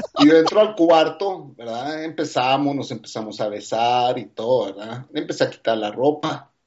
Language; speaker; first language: Spanish; native; Spanish